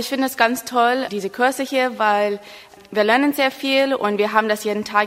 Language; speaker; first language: German; non-native, learner; English